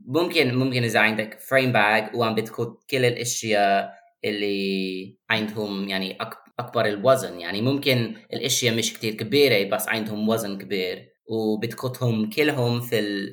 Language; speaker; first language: Arabic; non-native, fluent; English